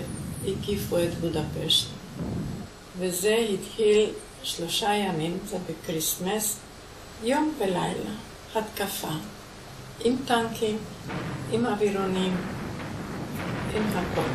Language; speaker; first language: Hebrew; non-native, fluent; Hungarian